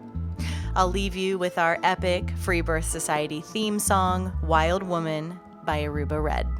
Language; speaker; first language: English; native; English